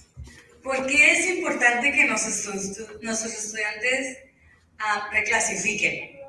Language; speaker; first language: Spanish; early bilingual, heritage; Spanish